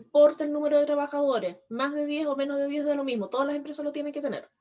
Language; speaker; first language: Spanish; native; Spanish